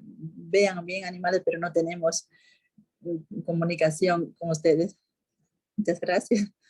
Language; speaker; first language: Spanish; non-native, local second language; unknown